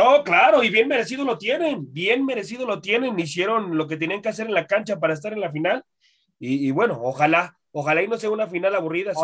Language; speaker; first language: Spanish; native; Spanish